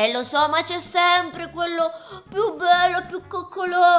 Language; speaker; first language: Italian; native; Italian